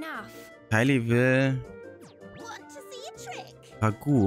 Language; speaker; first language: German; native; German